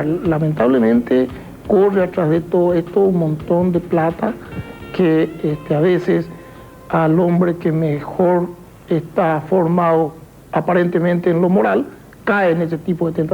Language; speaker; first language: Spanish; native; Spanish